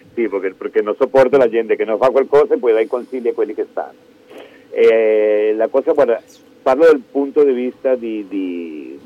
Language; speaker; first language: Italian; non-native, fluent; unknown